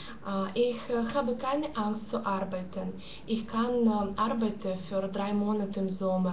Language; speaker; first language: German; non-native, learner; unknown